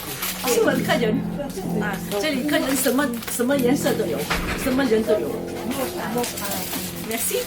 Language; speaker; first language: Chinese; early bilingual, heritage; Chinese